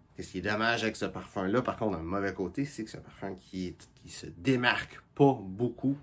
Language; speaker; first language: French; native; French